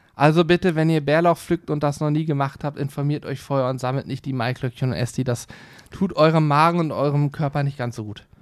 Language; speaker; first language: German; native; German